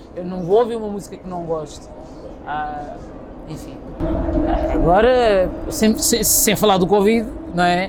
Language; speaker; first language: Portuguese; early bilingual, other home language; Kabuverdianu